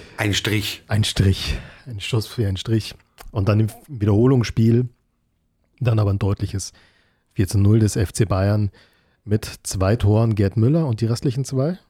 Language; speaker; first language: German; native; German